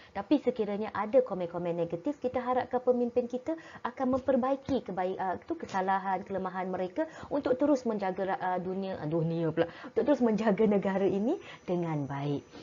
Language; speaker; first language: Malay; native; Malay